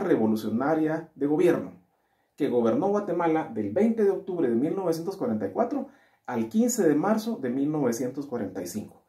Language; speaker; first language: Spanish; native; Spanish